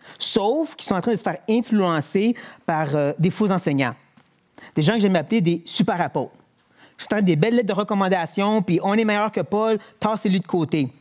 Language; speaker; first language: French; native; French